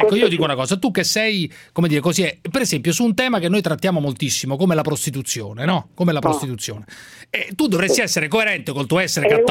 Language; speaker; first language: Italian; native; Italian